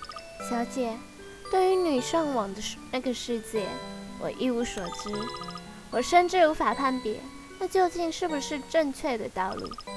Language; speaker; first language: Chinese; native; Chinese